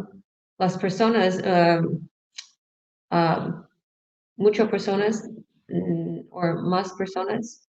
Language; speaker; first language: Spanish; non-native, learner; English